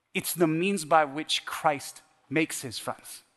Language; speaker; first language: English; native; English